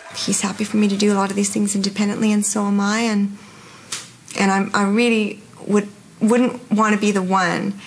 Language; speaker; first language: English; native; English